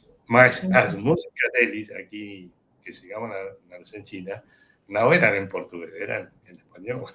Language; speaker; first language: Portuguese; non-native, fluent; Spanish